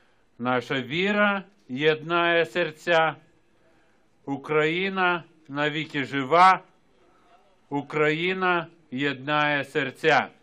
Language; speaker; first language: Ukrainian; non-native, fluent; Lithuanian